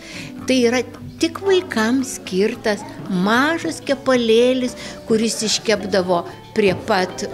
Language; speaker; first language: Lithuanian; native; Lithuanian